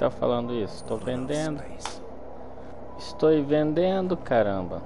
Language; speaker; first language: Portuguese; native; Portuguese